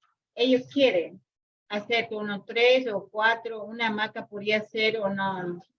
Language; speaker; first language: Spanish; non-native, local second language; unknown